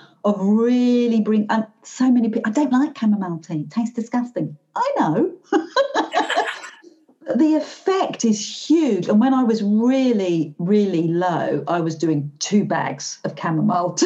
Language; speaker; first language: English; native; English